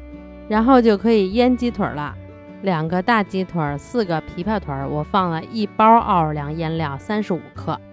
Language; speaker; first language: Chinese; native; Chinese